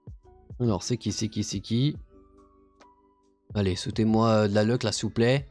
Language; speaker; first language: French; native; French